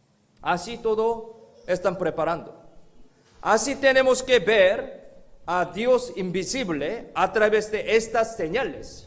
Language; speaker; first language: Spanish; non-native, fluent; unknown